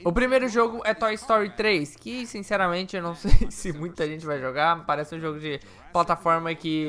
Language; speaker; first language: Portuguese; native; Portuguese